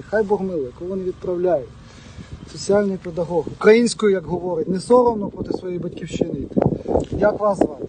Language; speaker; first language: Ukrainian; native; Ukrainian